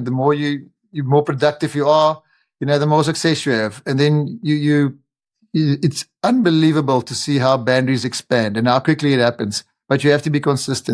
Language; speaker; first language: English; non-native, local second language; Afrikaans